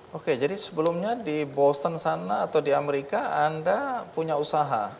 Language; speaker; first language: Indonesian; native; Indonesian